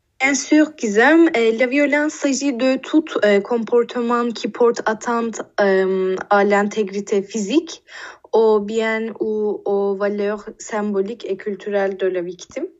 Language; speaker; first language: French; non-native, learner; Turkish